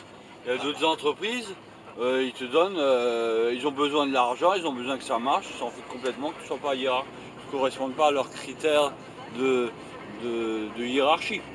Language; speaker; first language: French; native; French